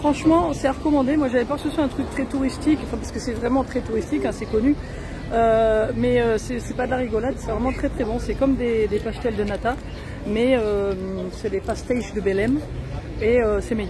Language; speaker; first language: French; native; French